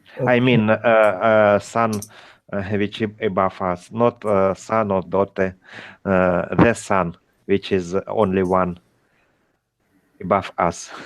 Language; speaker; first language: English; non-native, learner; Russian